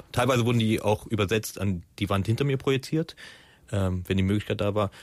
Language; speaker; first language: German; early bilingual, other home language; Persian